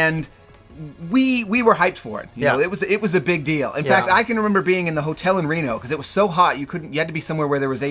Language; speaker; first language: English; native; English